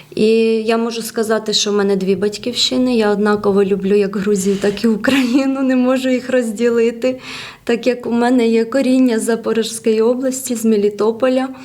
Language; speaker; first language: Ukrainian; non-native, fluent; Georgian